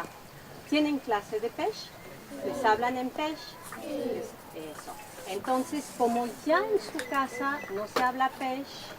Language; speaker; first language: Spanish; non-native, fluent; French